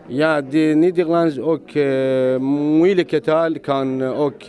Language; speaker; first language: Dutch; non-native, learner; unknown